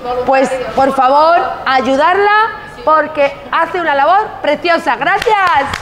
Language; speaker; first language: Spanish; native; Spanish